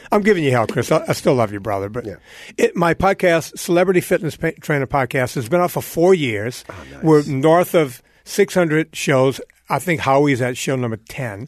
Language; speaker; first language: English; native; English